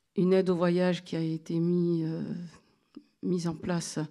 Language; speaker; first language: French; native; French